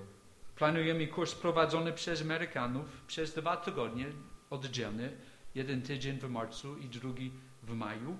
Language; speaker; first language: Polish; non-native, fluent; English